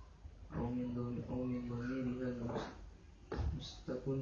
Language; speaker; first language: Arabic; non-native, learner; Indonesian